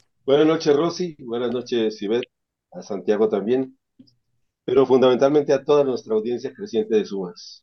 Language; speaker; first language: Spanish; native; Spanish